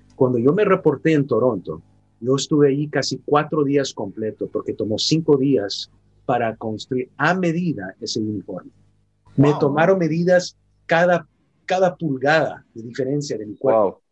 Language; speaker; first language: Spanish; early bilingual, heritage; Spanish